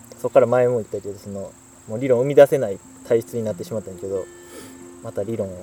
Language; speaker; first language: Japanese; native; Japanese